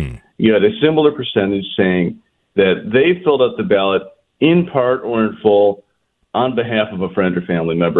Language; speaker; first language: English; native; English